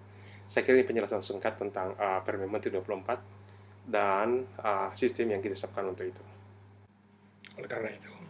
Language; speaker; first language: Indonesian; native; Indonesian